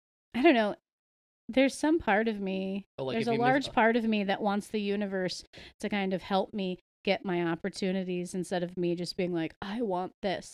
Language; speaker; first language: English; native; English